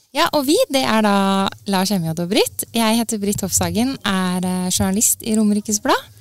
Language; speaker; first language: Norwegian; native; Norwegian